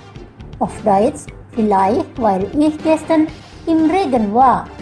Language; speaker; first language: German; non-native, fluent; Indonesian